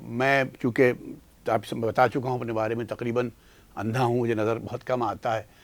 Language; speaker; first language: Urdu; native; Urdu